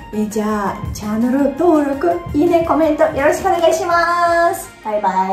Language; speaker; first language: Japanese; non-native, fluent; Russian